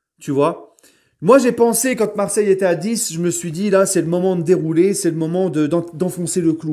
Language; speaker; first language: French; native; French